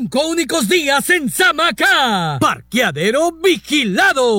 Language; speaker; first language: Spanish; native; Spanish